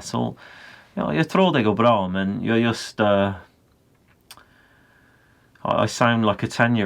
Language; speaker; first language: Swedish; non-native, learner; English